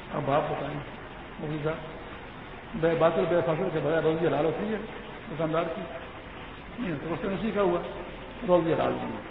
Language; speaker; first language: Urdu; non-native, local second language; Pashto